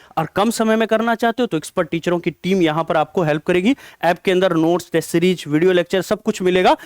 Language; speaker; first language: Hindi; native; Hindi